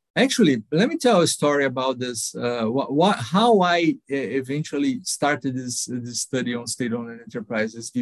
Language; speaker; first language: English; non-native, fluent; Portuguese